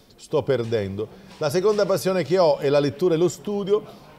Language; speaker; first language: Italian; native; Italian